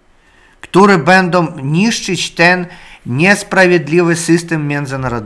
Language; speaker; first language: Polish; non-native, learner; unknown